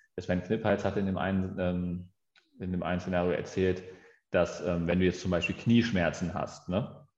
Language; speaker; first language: German; native; German